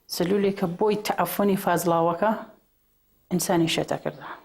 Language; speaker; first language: Central Kurdish; native; Central Kurdish